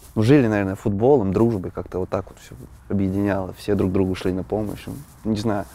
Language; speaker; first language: Russian; native; Russian